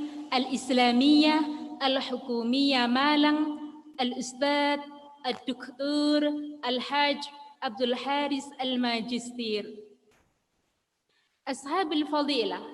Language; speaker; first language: Arabic; non-native, fluent; Indonesian